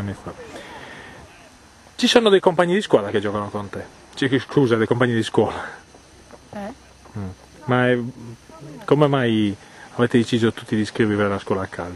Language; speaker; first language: Italian; native; Italian